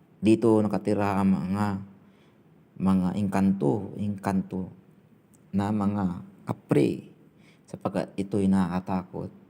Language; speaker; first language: Filipino; non-native, local second language; Cebuano